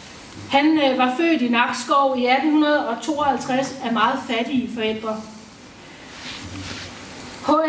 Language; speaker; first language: Danish; native; Danish